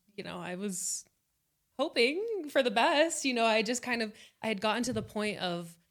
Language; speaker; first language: English; native; English